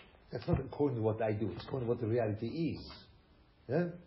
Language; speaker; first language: English; non-native, fluent; German